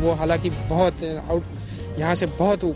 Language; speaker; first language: Hindi; native; Hindi